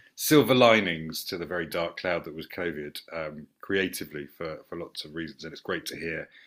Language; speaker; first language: English; native; English